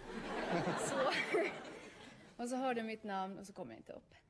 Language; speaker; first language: Swedish; native; Swedish